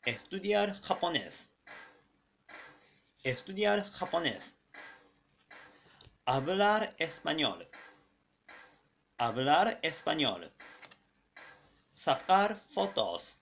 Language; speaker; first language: Spanish; non-native, fluent; Japanese